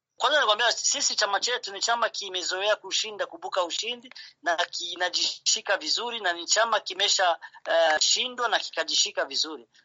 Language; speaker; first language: Swahili; non-native, local second language; Rundi